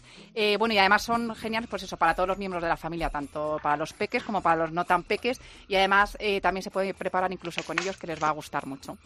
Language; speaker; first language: Spanish; native; Spanish